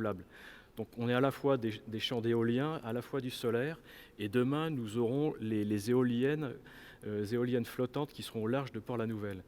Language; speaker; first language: French; native; French